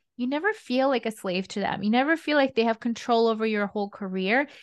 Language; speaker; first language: English; early bilingual, other home language; Russian